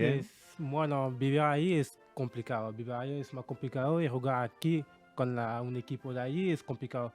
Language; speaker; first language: Spanish; non-native, learner; French